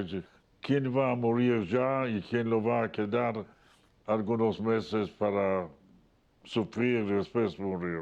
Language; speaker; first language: Spanish; non-native, fluent; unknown